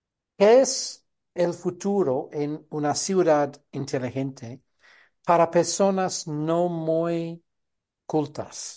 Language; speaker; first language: Spanish; non-native, fluent; English